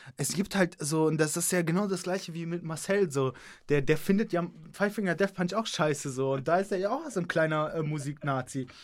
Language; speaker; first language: German; early bilingual, other home language; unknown